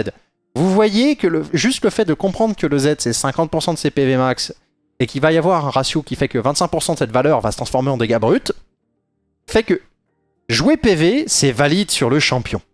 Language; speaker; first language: French; native; French